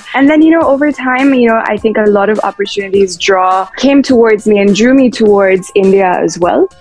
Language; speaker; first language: English; early bilingual, heritage; English